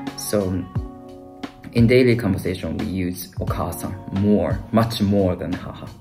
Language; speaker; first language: English; non-native, fluent; Japanese